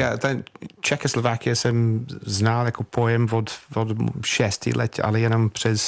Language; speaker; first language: Czech; non-native, fluent; English